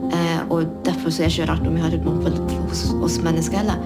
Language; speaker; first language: Norwegian; native; Norwegian